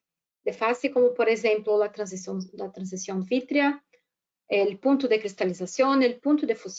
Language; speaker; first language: Spanish; non-native, fluent; Portuguese